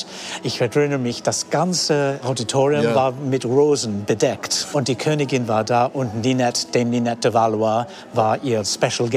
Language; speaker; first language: German; non-native, fluent; English